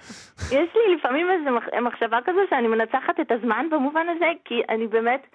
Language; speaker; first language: Hebrew; native; Hebrew